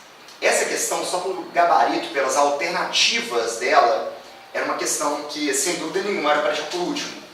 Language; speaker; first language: Portuguese; native; Portuguese